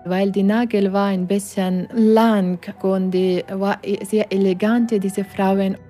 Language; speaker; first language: German; non-native, learner; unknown